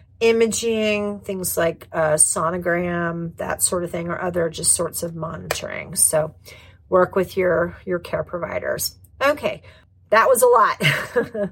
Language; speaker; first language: English; native; English